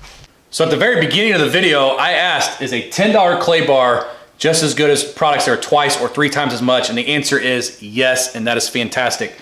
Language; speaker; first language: English; native; English